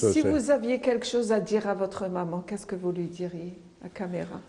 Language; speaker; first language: French; non-native, local second language; Arabic